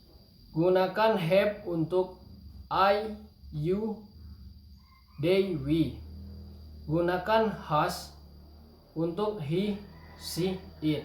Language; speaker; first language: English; non-native, learner; Indonesian